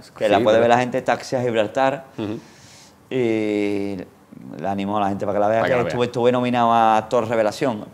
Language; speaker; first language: Spanish; native; Spanish